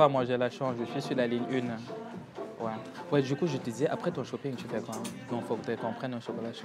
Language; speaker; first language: French; native; French